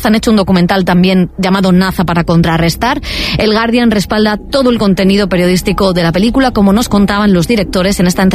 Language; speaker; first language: Spanish; native; Spanish